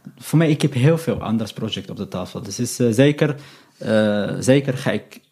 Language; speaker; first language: Dutch; non-native, learner; Arabic